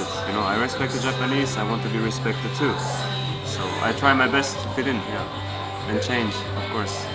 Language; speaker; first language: English; non-native, fluent; German